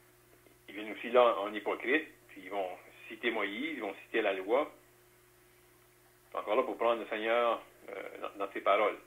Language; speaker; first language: French; native; French